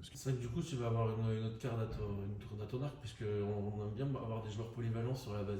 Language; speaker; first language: French; native; French